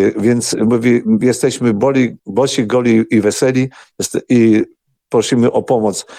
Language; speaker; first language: Polish; non-native, local second language; Ukrainian